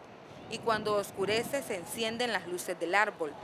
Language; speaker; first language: Spanish; native; Spanish